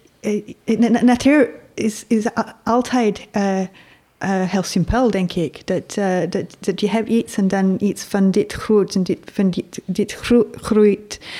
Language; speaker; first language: Dutch; non-native, fluent; English